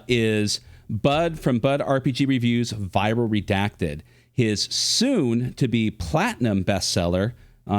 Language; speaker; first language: English; native; English